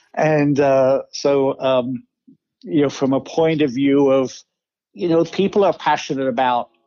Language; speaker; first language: English; native; English